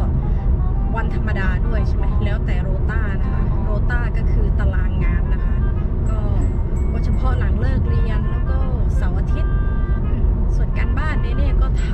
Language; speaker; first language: Thai; native; Thai